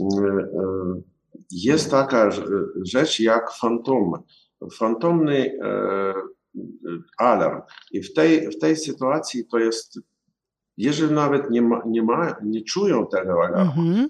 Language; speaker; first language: Polish; non-native, learner; Ukrainian